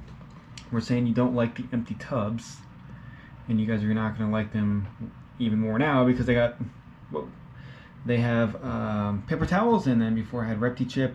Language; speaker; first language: English; native; English